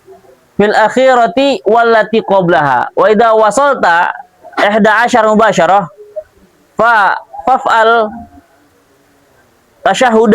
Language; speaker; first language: Arabic; non-native, fluent; Indonesian